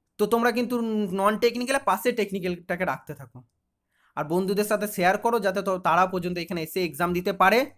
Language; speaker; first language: Bangla; native; Bangla